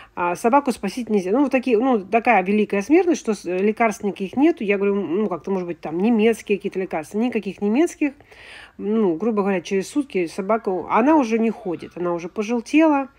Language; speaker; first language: Russian; native; Russian